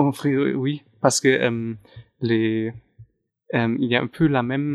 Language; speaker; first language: French; non-native, fluent; German